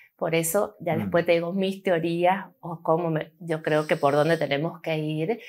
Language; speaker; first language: Spanish; native; Spanish